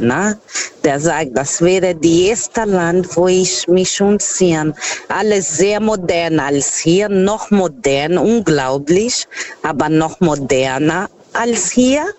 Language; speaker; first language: German; non-native, learner; Portuguese